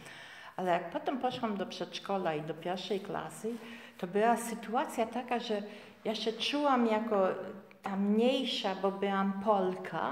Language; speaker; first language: Polish; early bilingual, heritage; Polish